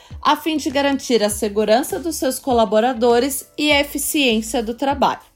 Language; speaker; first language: Portuguese; native; Portuguese